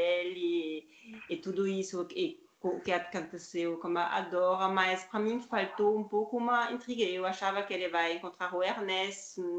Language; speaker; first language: Portuguese; non-native, learner; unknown